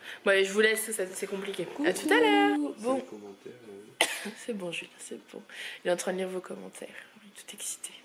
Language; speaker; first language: French; native; French